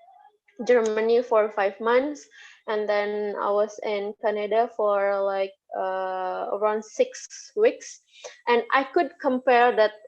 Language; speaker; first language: English; non-native, fluent; Indonesian